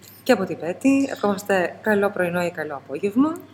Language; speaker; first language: Greek; native; Greek